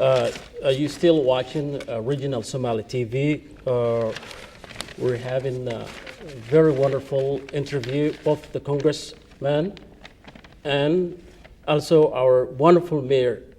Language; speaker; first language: English; non-native, fluent; Somali